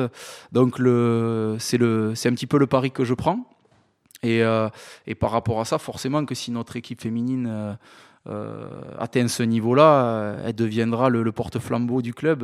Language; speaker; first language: French; native; French